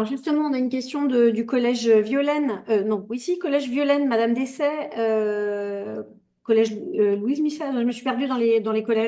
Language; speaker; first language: French; native; French